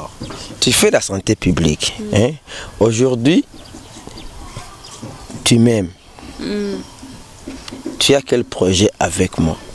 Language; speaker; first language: French; non-native, local second language; Rundi